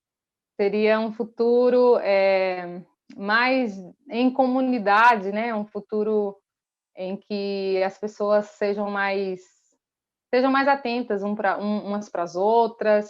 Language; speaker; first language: Portuguese; native; Portuguese